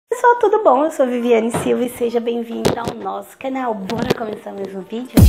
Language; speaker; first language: Portuguese; native; Portuguese